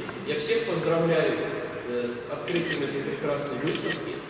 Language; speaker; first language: Russian; native; Russian